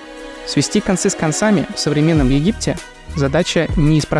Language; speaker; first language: Russian; native; Russian